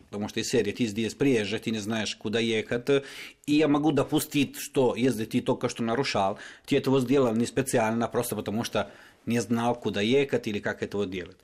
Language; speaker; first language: Russian; non-native, fluent; Italian